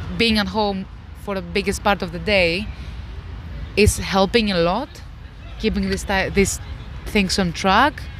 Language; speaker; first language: English; non-native, fluent; Greek